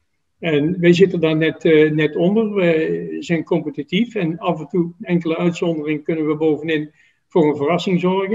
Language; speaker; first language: Dutch; native; Dutch